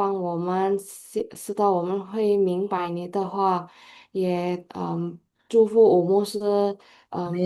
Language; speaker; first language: Chinese; non-native, learner; Indonesian